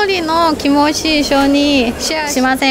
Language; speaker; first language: Japanese; non-native, learner; Chinese